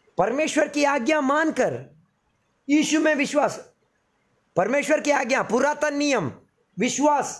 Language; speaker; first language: Hindi; non-native, local second language; Telugu